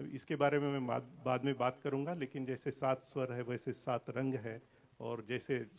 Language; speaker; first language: Hindi; non-native, local second language; Marathi